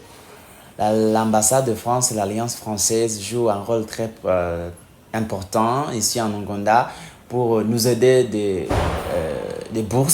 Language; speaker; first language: French; non-native, fluent; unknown